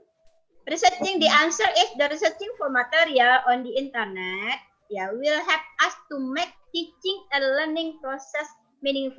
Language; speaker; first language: English; non-native, fluent; Indonesian